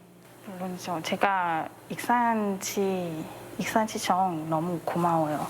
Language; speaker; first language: Korean; non-native, learner; Thai